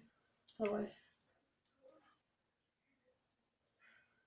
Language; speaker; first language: French; native; French